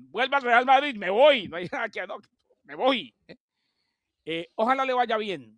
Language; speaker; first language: Spanish; native; Spanish